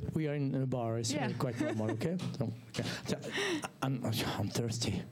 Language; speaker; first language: English; non-native, learner; French